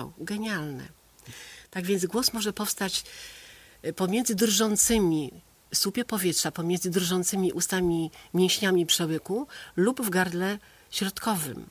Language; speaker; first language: Polish; native; Polish